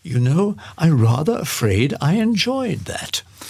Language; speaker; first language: English; native; English